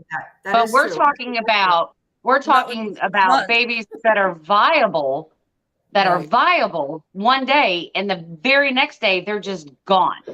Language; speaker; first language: English; native; English